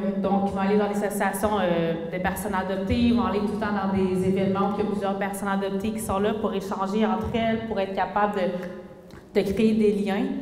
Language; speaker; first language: French; early bilingual, other home language; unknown